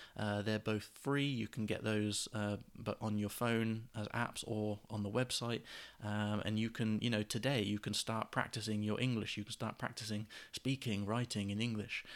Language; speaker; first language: English; native; English